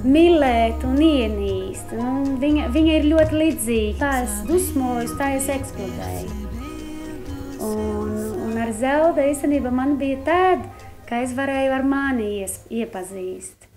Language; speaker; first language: Latvian; non-native, learner; Portuguese